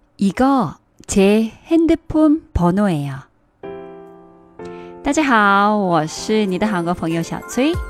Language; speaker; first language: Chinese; non-native, fluent; Korean